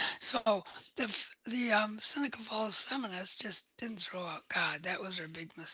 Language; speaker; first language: English; native; English